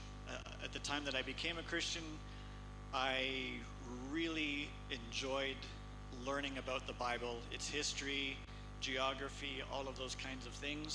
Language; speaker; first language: English; native; English